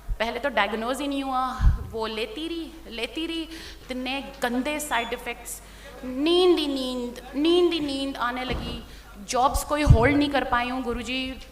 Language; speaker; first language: Hindi; native; Hindi